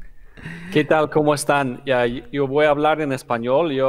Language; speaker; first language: Spanish; non-native, fluent; English